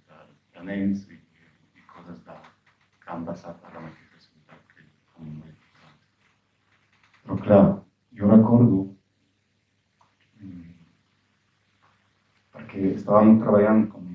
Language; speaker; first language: Catalan; non-native, fluent; Arabic